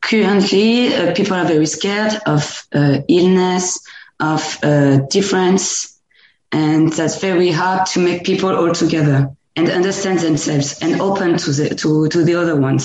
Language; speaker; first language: English; non-native, fluent; French